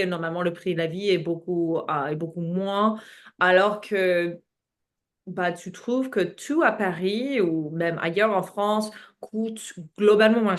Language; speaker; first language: French; non-native, fluent; English